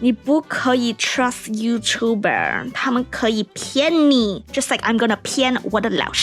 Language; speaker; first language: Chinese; non-native, learner; English